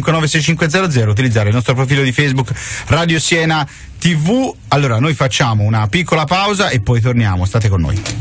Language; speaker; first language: Italian; native; Italian